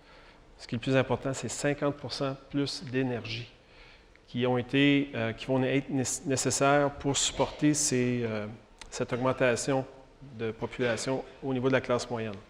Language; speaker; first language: French; native; French